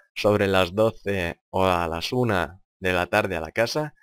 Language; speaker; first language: Spanish; non-native, fluent; Lithuanian